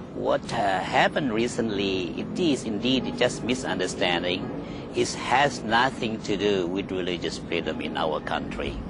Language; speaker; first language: English; non-native, fluent; Indonesian